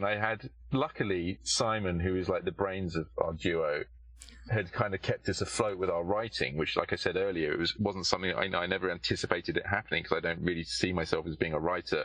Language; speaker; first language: English; native; English